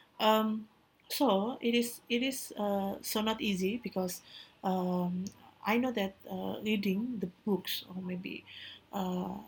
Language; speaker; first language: English; non-native, learner; Indonesian